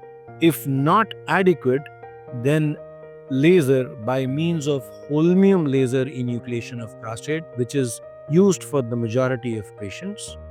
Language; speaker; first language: English; non-native, local second language; Hindi